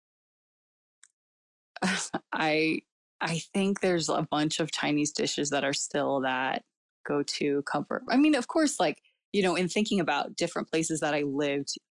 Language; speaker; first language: English; early bilingual, other home language; Cantonese